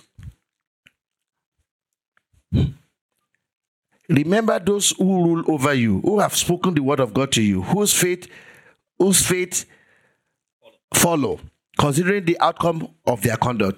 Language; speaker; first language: English; non-native, local second language; Yoruba